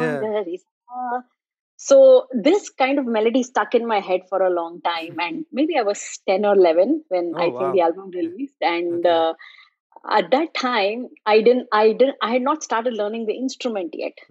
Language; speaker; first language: English; non-native, local second language; Tamil